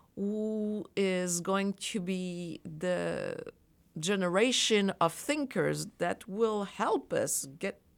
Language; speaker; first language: English; non-native, fluent; French